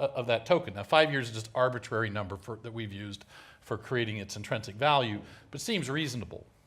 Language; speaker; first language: English; native; English